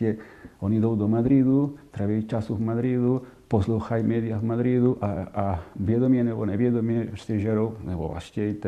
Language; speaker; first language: Czech; non-native, fluent; Catalan